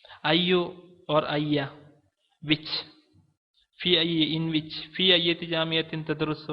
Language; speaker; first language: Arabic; non-native, fluent; Malayalam